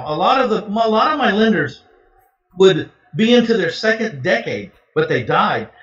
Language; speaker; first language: English; native; English